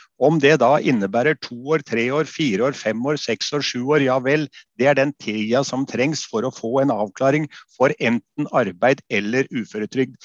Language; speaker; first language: Norwegian; native; Norwegian